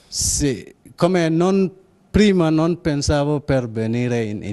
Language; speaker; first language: Italian; non-native, learner; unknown